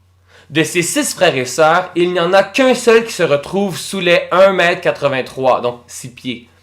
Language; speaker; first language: French; native; French